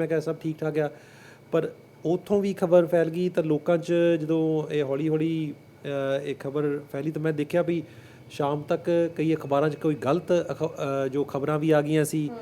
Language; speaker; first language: Punjabi; early bilingual, heritage; Punjabi